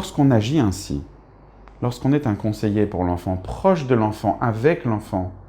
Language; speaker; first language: French; native; French